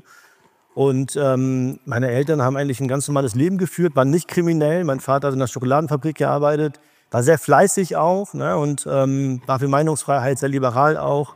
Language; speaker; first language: German; early bilingual, other home language; Urdu